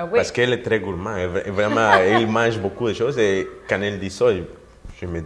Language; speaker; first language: French; non-native, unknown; Spanish